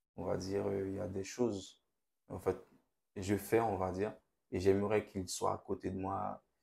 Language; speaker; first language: French; non-native, local second language; Haitian Creole